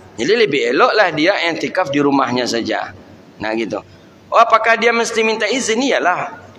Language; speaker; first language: Malay; non-native, local second language; Minangkabau